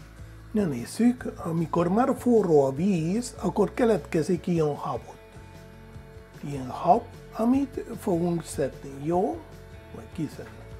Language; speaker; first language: Hungarian; non-native, fluent; Spanish